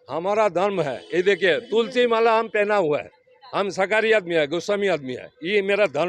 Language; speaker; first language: Hindi; non-native, local second language; Bangla